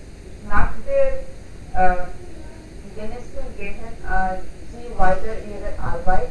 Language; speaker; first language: German; non-native, learner; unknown